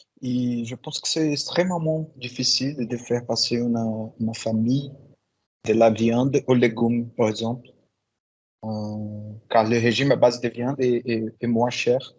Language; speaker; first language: French; non-native, fluent; Portuguese